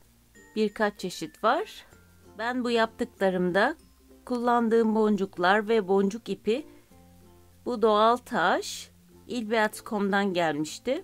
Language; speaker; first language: Turkish; native; Turkish